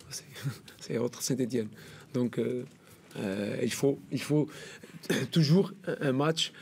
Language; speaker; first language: French; non-native, learner; Portuguese